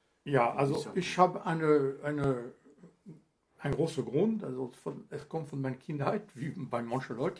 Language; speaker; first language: German; non-native, fluent; French